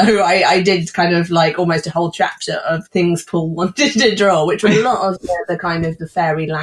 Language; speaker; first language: English; native; English